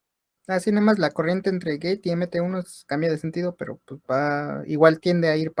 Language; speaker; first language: Spanish; native; Spanish